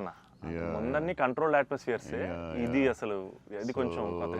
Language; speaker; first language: Telugu; native; Telugu